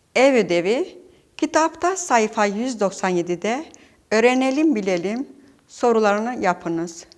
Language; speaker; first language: Turkish; native; Turkish